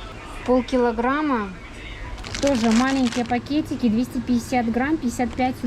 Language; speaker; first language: Russian; native; Russian